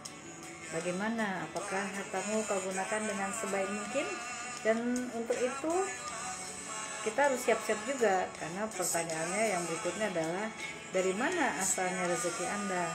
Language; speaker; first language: Indonesian; native; Indonesian